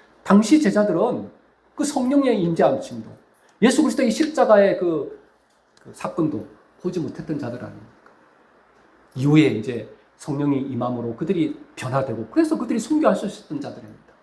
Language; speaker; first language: Korean; native; Korean